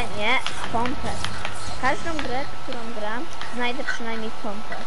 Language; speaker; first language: Polish; early bilingual, heritage; Polish